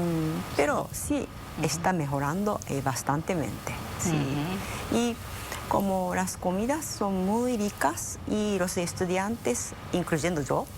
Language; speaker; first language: Spanish; non-native, fluent; Japanese